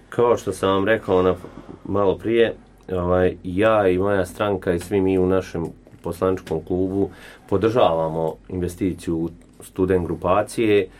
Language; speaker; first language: Croatian; native; Croatian